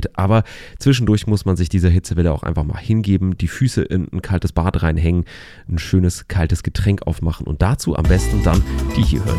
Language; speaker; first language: German; native; German